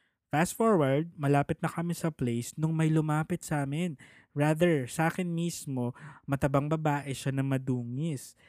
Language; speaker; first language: Filipino; native; Filipino